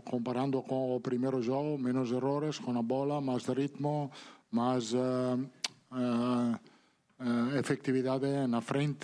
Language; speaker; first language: Portuguese; non-native, learner; Italian